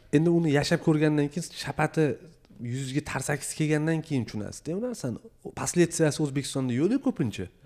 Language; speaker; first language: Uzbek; native; Uzbek